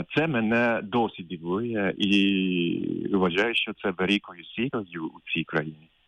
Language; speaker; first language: Ukrainian; non-native, fluent; Japanese